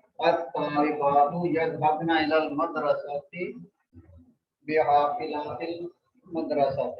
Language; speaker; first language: Arabic; non-native, learner; Urdu